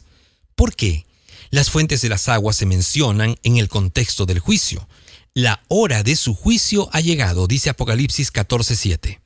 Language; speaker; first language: Spanish; native; Spanish